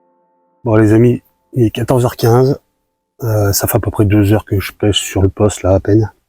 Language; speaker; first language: French; native; French